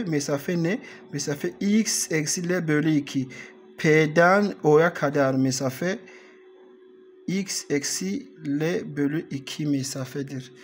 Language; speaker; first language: Turkish; non-native, learner; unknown